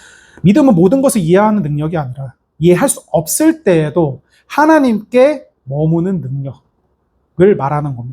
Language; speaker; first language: Korean; native; Korean